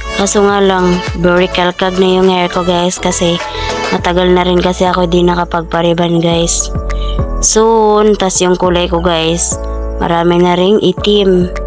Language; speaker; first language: Filipino; non-native, local second language; Cebuano